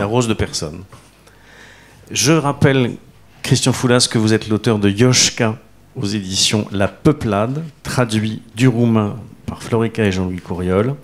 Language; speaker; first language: French; native; French